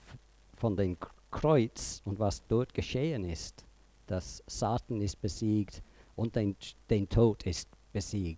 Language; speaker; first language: German; non-native, fluent; English